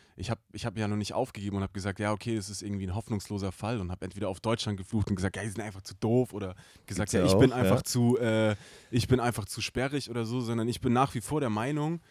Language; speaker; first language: German; native; German